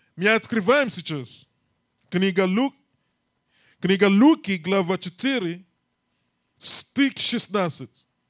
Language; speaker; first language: Russian; non-native, learner; English